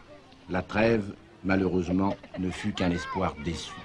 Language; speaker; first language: French; native; French